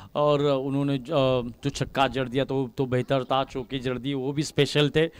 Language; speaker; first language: Hindi; non-native, local second language; Marathi